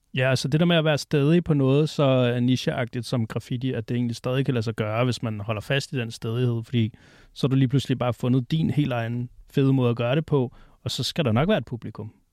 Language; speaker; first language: Danish; native; Danish